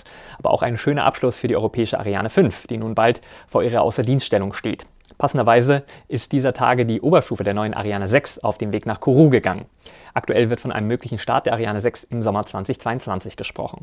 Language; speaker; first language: German; native; German